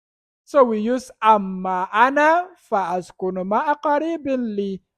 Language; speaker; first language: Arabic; non-native, fluent; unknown